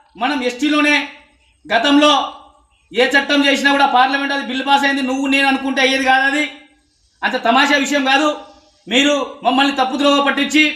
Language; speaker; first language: Telugu; non-native, local second language; Lambadi